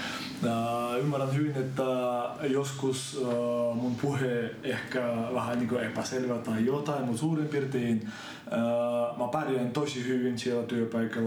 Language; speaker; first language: Finnish; non-native, fluent; Ukrainian